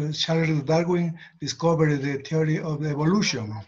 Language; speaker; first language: English; non-native, learner; Spanish